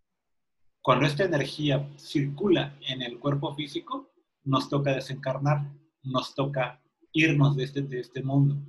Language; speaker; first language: Spanish; native; Spanish